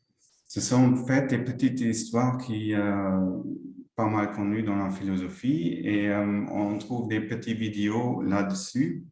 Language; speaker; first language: French; non-native, local second language; Luxembourgish